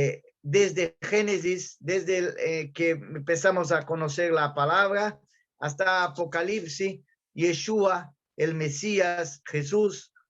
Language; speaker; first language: Spanish; non-native, fluent; Portuguese